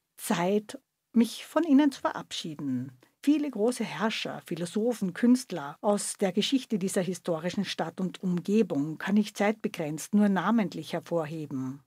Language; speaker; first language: German; native; German